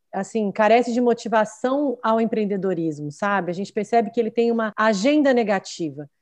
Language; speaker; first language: Portuguese; native; Portuguese